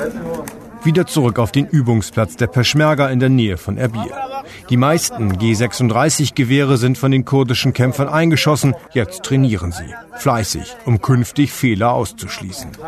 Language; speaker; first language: German; native; German